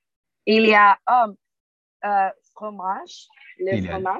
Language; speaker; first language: French; non-native, learner; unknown